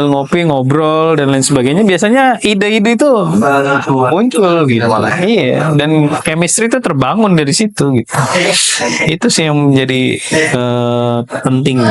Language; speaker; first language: Indonesian; native; Indonesian